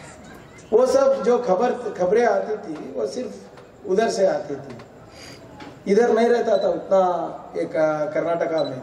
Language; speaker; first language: Hindi; non-native, local second language; Kannada